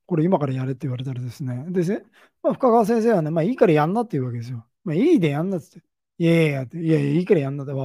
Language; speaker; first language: Japanese; native; Japanese